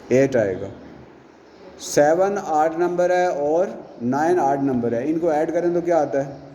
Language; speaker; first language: Urdu; native; Urdu